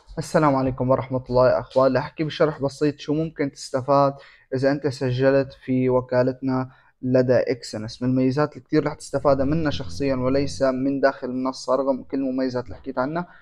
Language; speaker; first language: Arabic; native; Arabic